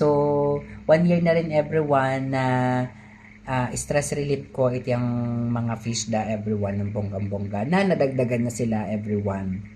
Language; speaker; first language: Filipino; native; Filipino